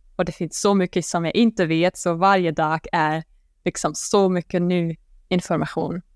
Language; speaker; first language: Swedish; non-native, fluent; German